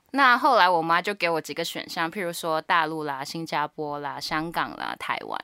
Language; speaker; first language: Chinese; native; Chinese